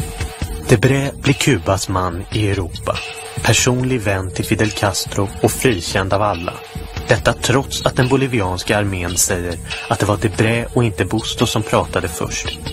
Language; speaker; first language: Swedish; native; Swedish